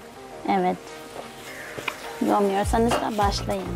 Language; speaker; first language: Turkish; non-native, fluent; German